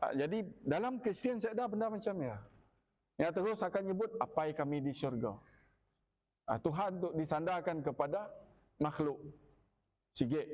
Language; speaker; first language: Malay; non-native, local second language; Iban